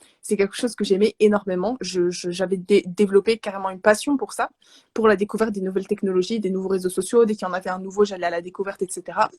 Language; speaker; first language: French; non-native, local second language; Arabic